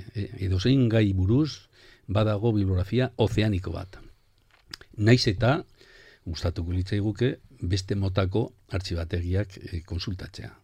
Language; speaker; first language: Basque; non-native, local second language; Spanish